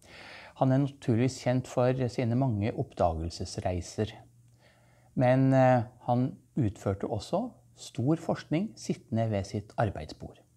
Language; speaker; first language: Norwegian; native; Norwegian